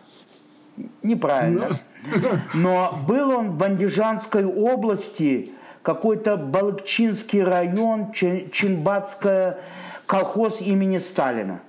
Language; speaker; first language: Russian; native; Russian